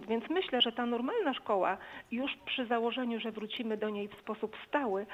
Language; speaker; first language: Polish; native; Polish